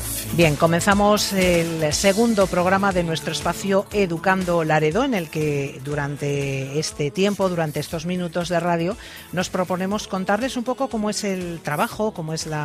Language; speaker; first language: Spanish; native; Spanish